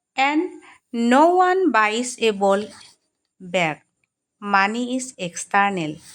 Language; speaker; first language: English; non-native, local second language; Assamese